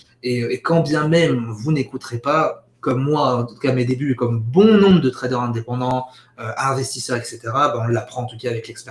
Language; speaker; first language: French; native; French